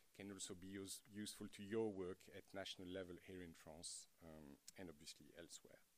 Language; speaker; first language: English; non-native, fluent; French